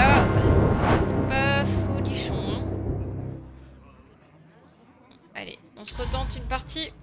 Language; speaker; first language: French; native; French